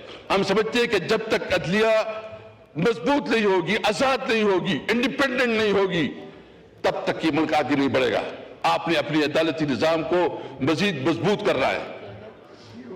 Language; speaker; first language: Urdu; non-native, local second language; Pashto